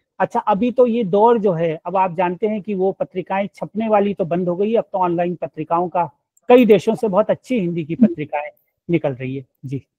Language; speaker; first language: Hindi; native; Hindi